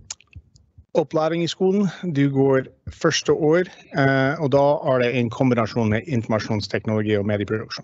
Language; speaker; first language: Norwegian; non-native, fluent; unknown